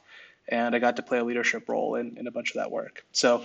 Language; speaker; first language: English; native; English